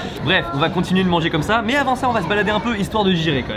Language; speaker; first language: French; native; French